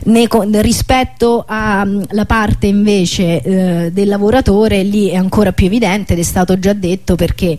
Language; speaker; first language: Italian; native; Italian